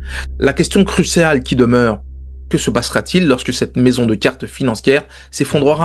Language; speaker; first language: French; native; French